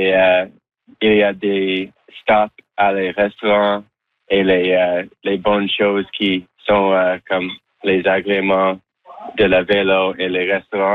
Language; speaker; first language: French; non-native, learner; English